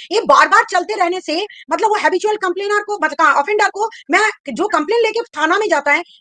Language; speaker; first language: Hindi; non-native, local second language; Bangla